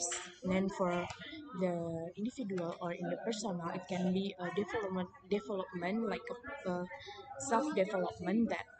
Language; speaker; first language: English; non-native, learner; Indonesian